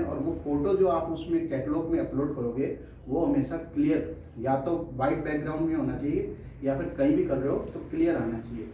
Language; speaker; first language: Hindi; native; Hindi